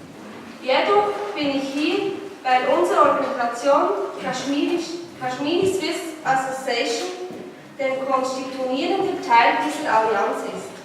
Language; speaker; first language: German; non-native, fluent; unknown